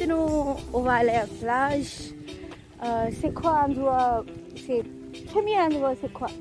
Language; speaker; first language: French; non-native, fluent; Konkani